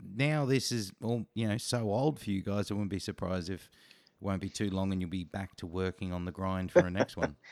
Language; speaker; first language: English; native; English